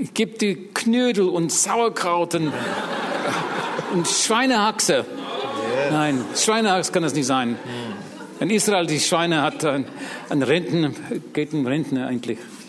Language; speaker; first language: German; non-native, learner; English